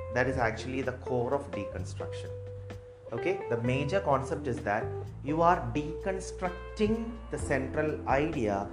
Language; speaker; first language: English; non-native, local second language; Malayalam